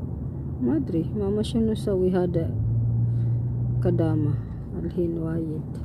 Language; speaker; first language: Arabic; non-native, learner; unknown